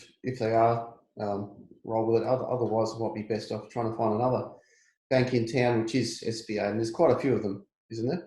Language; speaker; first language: English; native; English